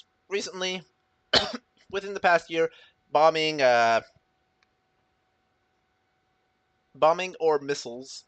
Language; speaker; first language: English; native; English